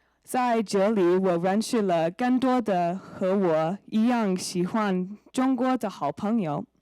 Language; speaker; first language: Chinese; non-native, learner; English